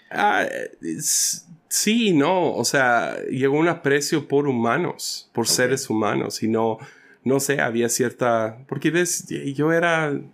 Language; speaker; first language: Spanish; early bilingual, other home language; English